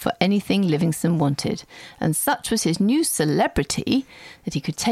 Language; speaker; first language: English; native; English